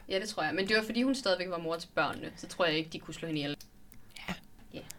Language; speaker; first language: Danish; native; Danish